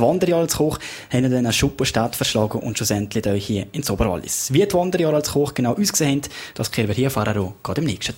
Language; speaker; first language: German; native; German